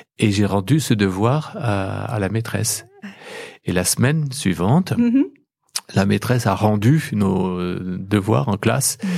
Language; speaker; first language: French; native; French